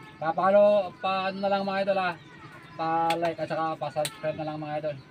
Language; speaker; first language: Filipino; non-native, local second language; Cebuano